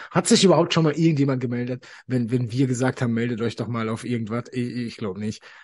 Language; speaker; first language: German; native; German